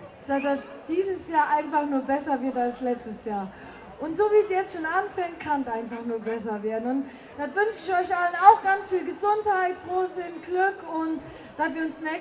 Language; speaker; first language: German; native; German